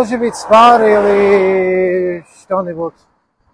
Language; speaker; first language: Russian; non-native, learner; English